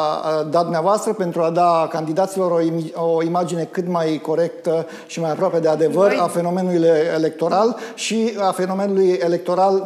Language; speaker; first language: Romanian; native; Romanian